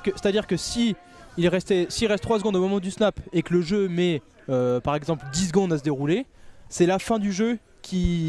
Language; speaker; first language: French; native; French